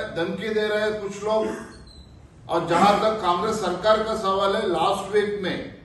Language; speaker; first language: Hindi; non-native, local second language; Kannada